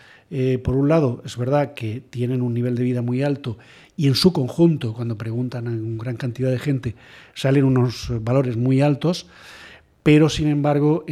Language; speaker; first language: Spanish; native; Spanish